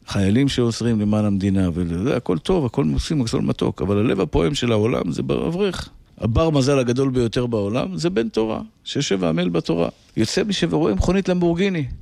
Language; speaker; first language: Hebrew; native; Hebrew